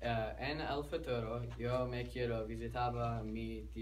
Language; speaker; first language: Spanish; non-native, learner; English